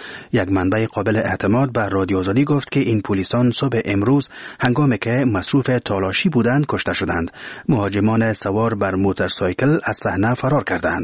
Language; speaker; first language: Persian; native; Persian